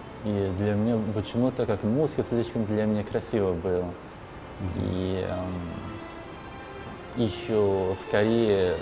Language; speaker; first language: Russian; non-native, learner; Korean